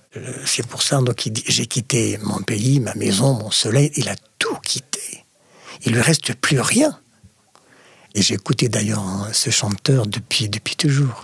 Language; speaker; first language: French; non-native, fluent; Arabic